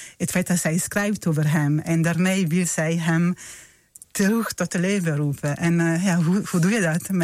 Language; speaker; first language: Dutch; non-native, fluent; Italian